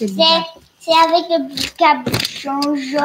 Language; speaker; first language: French; non-native, learner; Thai